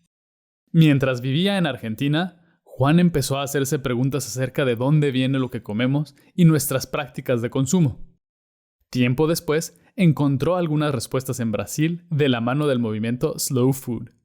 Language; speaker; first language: Spanish; native; Spanish